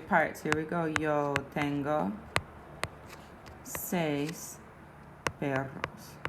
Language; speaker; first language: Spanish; non-native, fluent; English